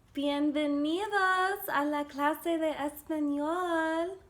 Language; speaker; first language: Spanish; non-native, learner; English